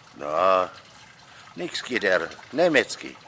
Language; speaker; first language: Russian; non-native, learner; German